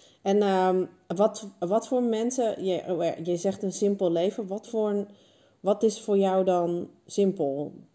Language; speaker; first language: Dutch; native; Dutch